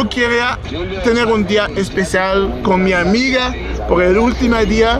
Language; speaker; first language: Spanish; non-native, learner; English